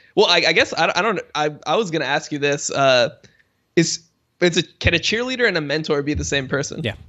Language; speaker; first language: English; native; English